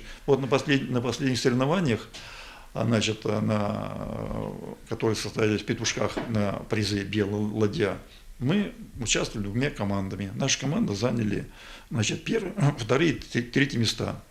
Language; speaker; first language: Russian; native; Russian